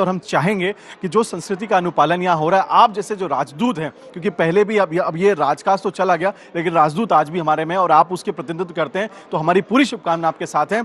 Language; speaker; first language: Hindi; native; Hindi